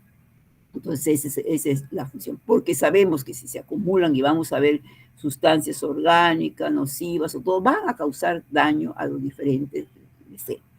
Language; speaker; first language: Spanish; native; Spanish